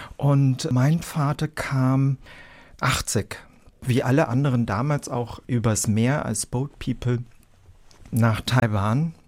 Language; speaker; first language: German; early bilingual, other home language; Vietnamese